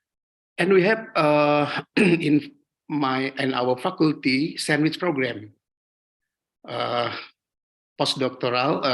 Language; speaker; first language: English; non-native, learner; Indonesian